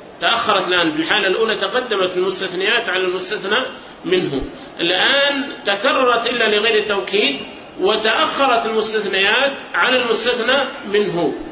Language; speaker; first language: Arabic; native; Arabic